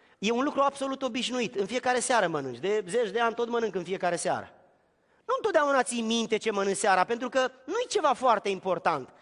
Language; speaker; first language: Romanian; native; Romanian